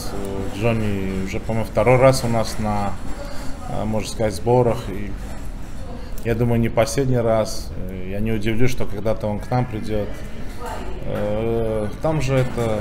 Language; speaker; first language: Russian; native; Russian